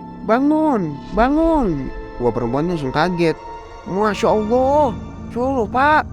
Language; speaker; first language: Indonesian; native; Indonesian